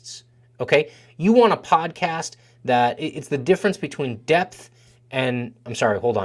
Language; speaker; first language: English; native; English